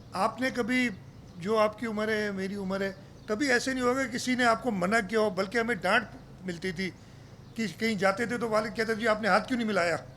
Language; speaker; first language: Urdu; non-native, local second language; Sindhi